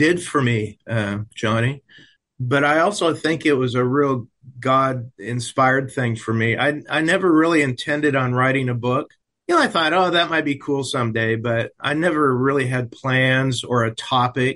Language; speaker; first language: English; native; English